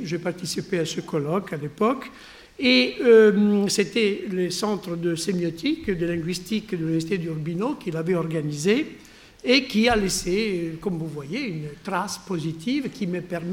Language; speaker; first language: French; non-native, fluent; Italian